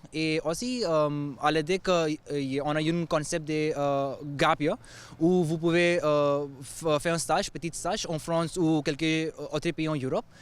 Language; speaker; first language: French; non-native, learner; Hindi